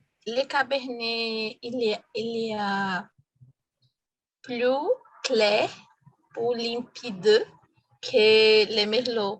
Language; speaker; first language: French; non-native, learner; Portuguese